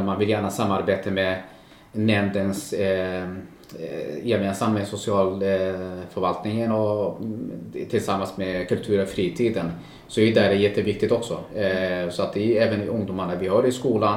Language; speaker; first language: Swedish; non-native, local second language; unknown